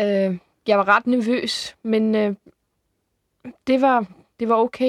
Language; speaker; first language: Danish; early bilingual, heritage; Icelandic